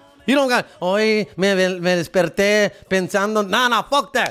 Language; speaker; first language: English; early bilingual, other home language; Spanish